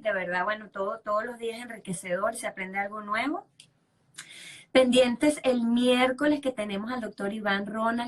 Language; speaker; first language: Spanish; native; Spanish